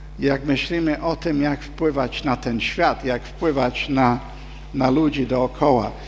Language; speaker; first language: Polish; non-native, fluent; English